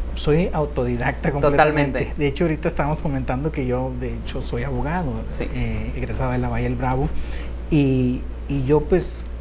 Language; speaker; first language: Spanish; native; Spanish